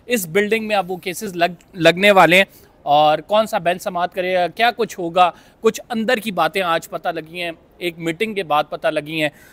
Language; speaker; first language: Urdu; native; Urdu